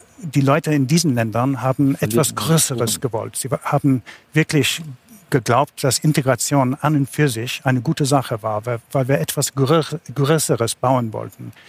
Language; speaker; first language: German; non-native, fluent; English